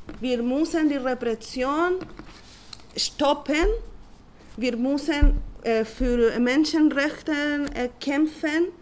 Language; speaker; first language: German; non-native, learner; Spanish